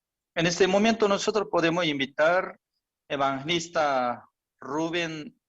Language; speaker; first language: Spanish; non-native, fluent; Korean